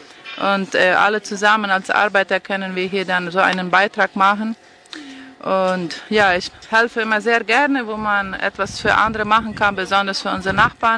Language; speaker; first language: German; non-native, fluent; Spanish